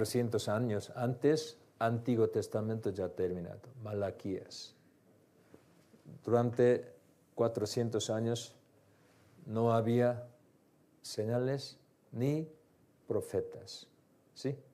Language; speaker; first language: Spanish; non-native, learner; Korean